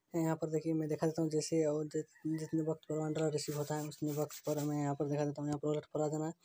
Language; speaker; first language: Hindi; native; Hindi